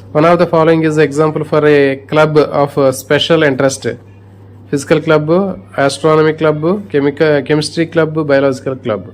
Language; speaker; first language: English; non-native, local second language; Telugu